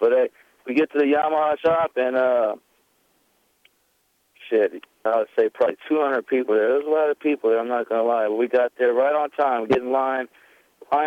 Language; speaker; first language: English; native; English